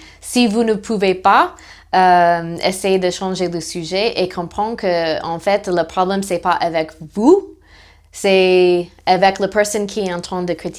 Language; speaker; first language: French; non-native, fluent; English